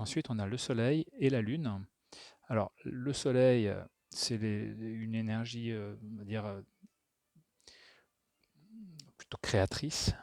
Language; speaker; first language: French; native; French